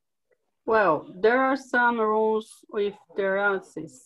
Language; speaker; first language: English; non-native, learner; Portuguese